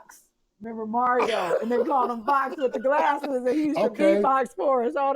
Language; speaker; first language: English; native; English